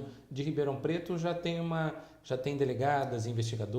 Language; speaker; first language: Portuguese; native; Portuguese